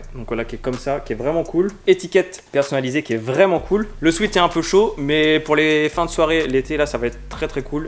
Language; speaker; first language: French; native; French